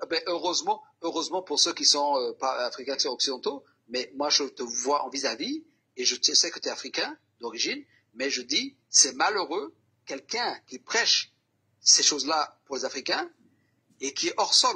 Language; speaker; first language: French; non-native, local second language; Somali